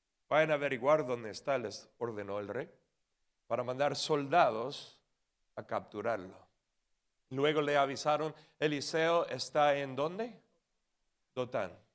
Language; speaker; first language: Spanish; non-native, fluent; English